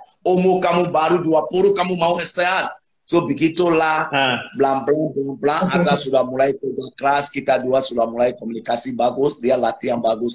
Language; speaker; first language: Indonesian; non-native, fluent; English